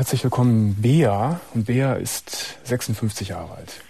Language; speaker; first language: German; native; German